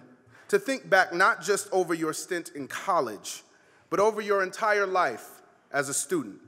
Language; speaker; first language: English; native; English